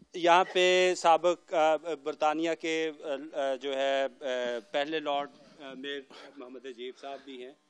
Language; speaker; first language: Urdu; native; Urdu